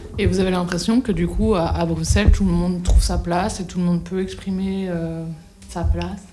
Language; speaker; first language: French; native; French